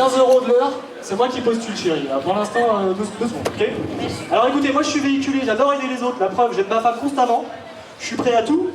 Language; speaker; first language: French; native; French